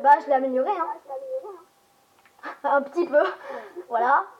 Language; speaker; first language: French; native; French